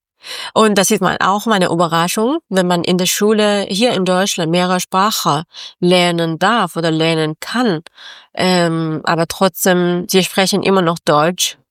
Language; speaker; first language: German; non-native, learner; Persian